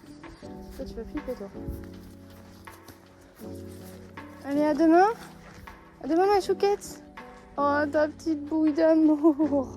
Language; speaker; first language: French; native; French